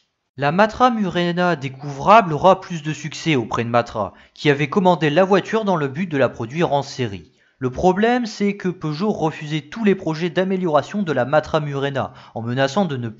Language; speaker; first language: French; native; French